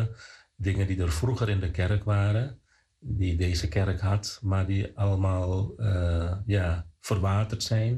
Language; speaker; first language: Dutch; non-native, fluent; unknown